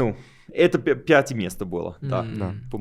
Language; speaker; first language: Russian; non-native, learner; English